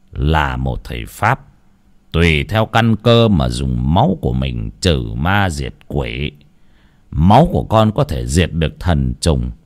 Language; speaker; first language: Vietnamese; native; Vietnamese